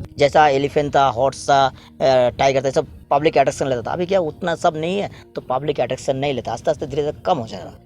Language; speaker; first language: Hindi; non-native, local second language; Bangla